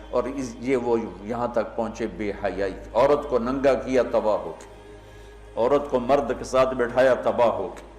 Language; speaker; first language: Urdu; non-native, local second language; Punjabi